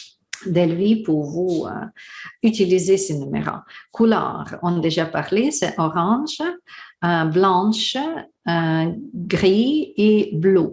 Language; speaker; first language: French; non-native, learner; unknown